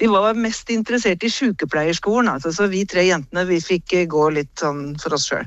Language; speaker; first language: Norwegian; native; Norwegian